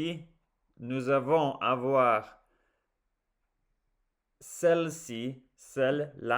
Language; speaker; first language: French; non-native, learner; English